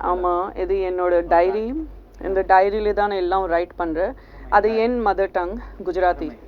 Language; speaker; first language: Tamil; non-native, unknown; Gujarati